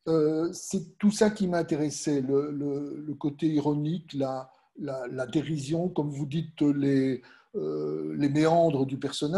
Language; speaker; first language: French; native; French